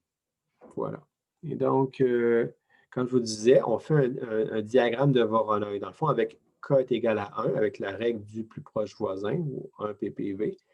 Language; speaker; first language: French; native; French